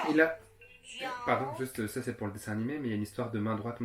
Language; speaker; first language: French; native; French